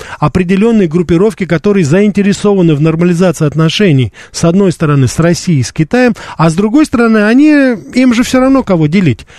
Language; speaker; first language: Russian; native; Russian